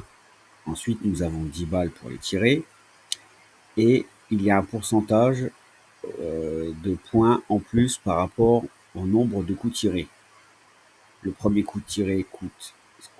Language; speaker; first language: French; native; French